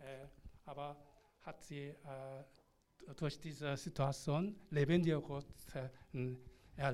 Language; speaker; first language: German; non-native, learner; Korean